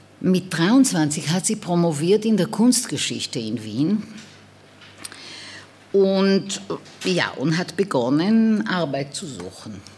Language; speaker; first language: German; non-native, fluent; Hebrew